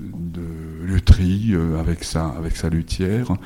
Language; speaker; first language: French; non-native, fluent; Japanese